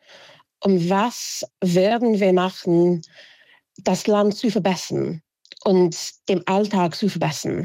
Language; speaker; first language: German; non-native, fluent; English